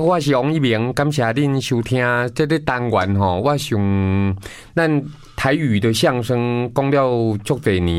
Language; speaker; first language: Chinese; non-native, local second language; Min Nan Chinese